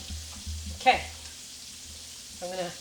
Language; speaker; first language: English; native; English